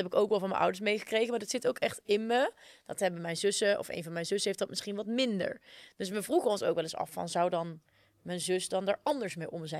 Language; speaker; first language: Dutch; native; Dutch